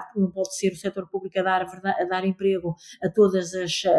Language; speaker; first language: Portuguese; native; Portuguese